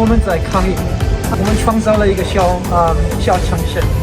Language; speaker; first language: Chinese; non-native, learner; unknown